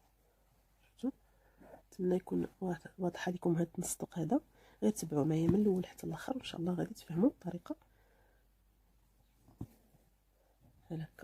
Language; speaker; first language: Arabic; native; Arabic